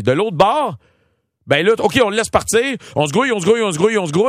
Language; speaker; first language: French; native; French